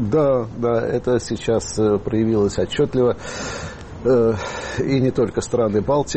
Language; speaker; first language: Russian; native; Russian